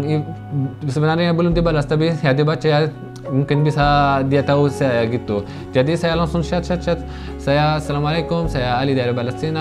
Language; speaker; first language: Indonesian; non-native, fluent; Arabic